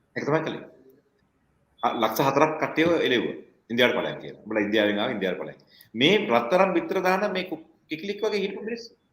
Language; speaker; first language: Sinhala; non-native, local second language; Tamil